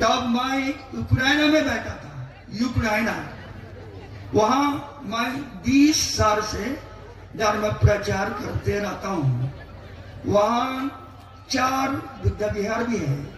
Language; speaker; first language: Hindi; non-native, learner; Japanese